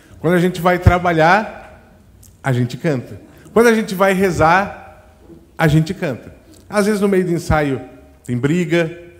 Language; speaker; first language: Portuguese; native; Portuguese